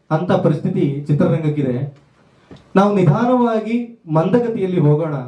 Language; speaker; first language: Kannada; native; Kannada